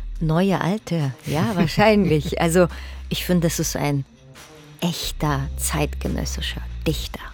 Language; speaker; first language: German; early bilingual, other home language; Russian